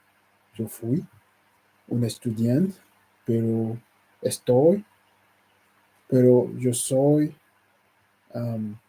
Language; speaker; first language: Spanish; non-native, learner; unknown